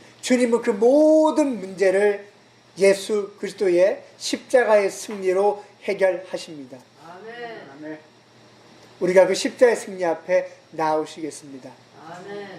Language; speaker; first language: Korean; native; Korean